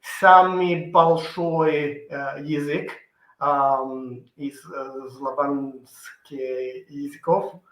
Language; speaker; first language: Russian; non-native, learner; Italian